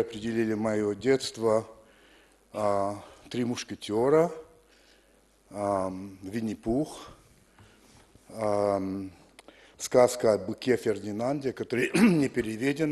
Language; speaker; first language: Russian; early bilingual, heritage; French